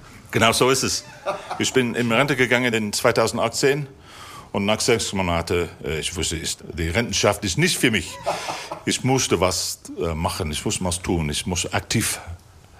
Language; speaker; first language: German; non-native, fluent; English